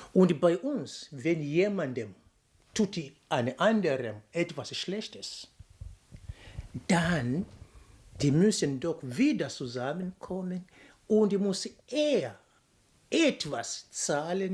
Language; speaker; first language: German; non-native, fluent; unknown